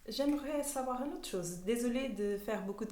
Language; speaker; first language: French; non-native, fluent; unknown